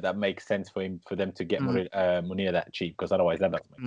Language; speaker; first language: English; native; English